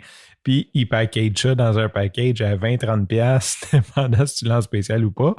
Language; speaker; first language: French; native; French